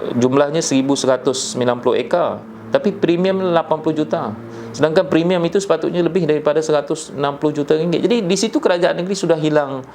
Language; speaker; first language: Malay; native; Malay